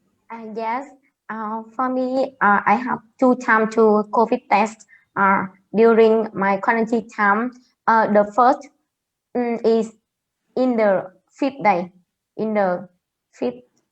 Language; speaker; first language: English; non-native, learner; Vietnamese